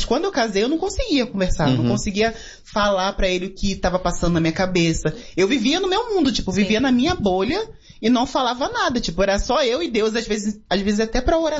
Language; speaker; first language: Portuguese; native; Portuguese